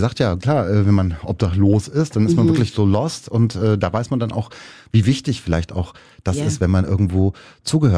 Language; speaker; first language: German; native; German